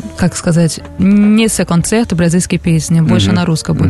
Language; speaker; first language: Russian; non-native, learner; Portuguese